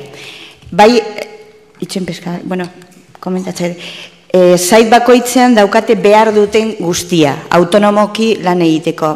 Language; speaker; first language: Basque; native; Basque